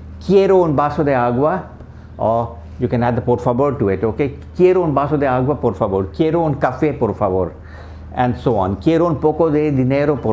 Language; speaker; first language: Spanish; non-native, fluent; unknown